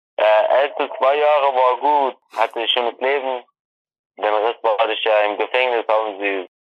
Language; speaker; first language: German; non-native, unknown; Persian